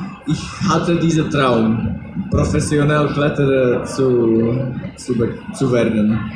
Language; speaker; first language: German; non-native, learner; Czech